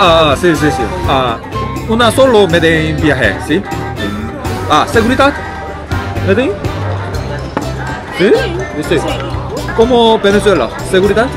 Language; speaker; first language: Spanish; non-native, learner; Korean